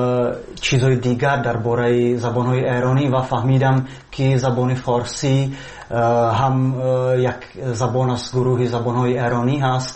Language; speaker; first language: Persian; non-native, fluent; Czech